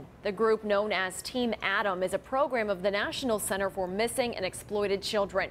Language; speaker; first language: English; native; English